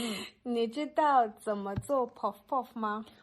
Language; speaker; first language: Chinese; non-native, learner; English